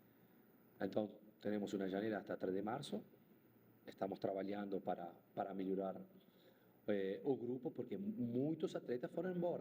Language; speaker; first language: Portuguese; non-native, fluent; Spanish